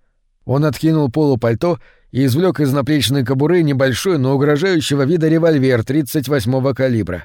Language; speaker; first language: Russian; native; Russian